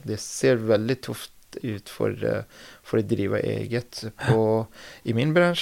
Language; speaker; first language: Swedish; non-native, fluent; Persian